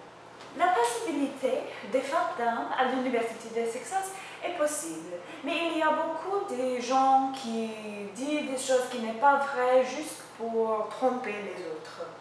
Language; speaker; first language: French; non-native, learner; English